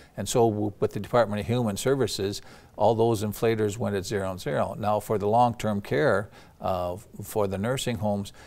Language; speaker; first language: English; native; English